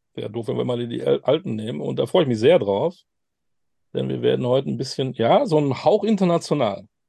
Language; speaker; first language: German; native; German